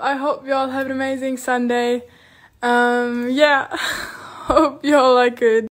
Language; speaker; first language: English; non-native, fluent; German